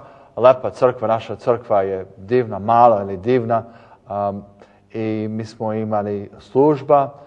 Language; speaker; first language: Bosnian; early bilingual, heritage; English